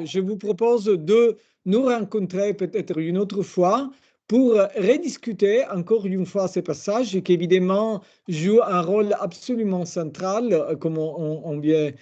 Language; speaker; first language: French; non-native, fluent; Italian